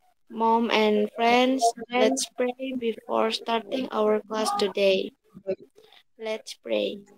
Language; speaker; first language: English; non-native, learner; Indonesian